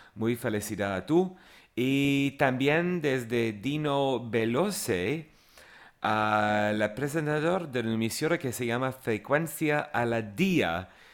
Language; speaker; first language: Spanish; non-native, learner; English